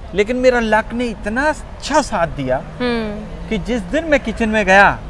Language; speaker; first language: Hindi; native; Hindi